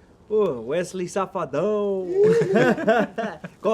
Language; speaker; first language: Portuguese; non-native, learner; Spanish